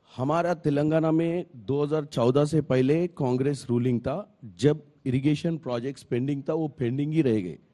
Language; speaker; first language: Hindi; non-native, local second language; Telugu